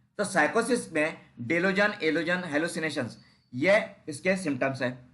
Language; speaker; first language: Hindi; non-native, local second language; Marathi